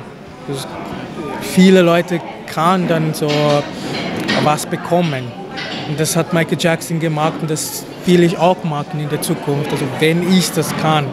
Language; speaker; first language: German; non-native, fluent; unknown